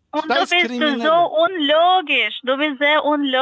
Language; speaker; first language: German; non-native, learner; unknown